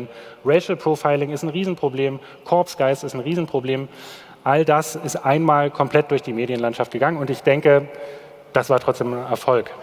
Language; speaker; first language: German; native; German